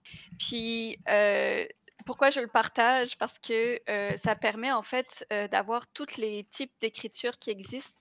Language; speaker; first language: French; native; French